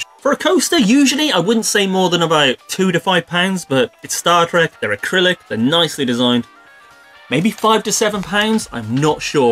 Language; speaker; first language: English; native; English